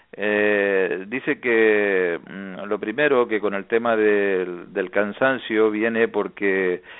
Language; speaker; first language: Spanish; native; Spanish